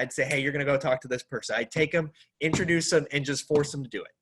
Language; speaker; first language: English; native; English